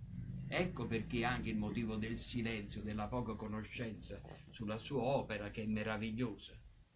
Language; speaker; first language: Italian; native; Italian